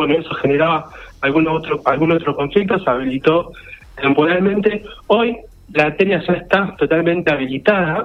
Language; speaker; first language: Spanish; native; Spanish